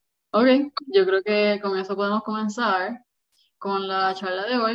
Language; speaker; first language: Spanish; native; Spanish